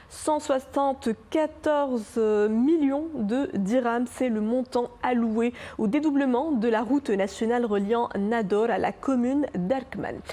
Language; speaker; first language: French; non-native, local second language; Arabic